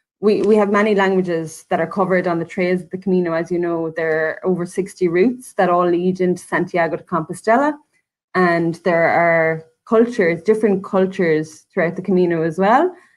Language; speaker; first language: English; native; English